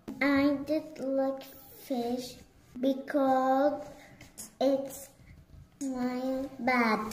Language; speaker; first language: English; non-native, learner; Arabic